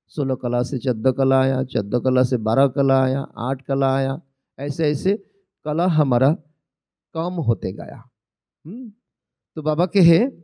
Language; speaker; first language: Hindi; non-native, local second language; Bangla